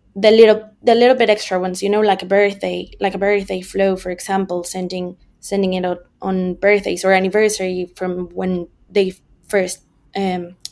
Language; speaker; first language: English; non-native, fluent; Spanish